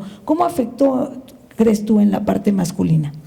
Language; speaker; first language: Spanish; native; Spanish